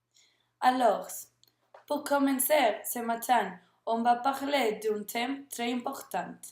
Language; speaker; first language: French; non-native, learner; Spanish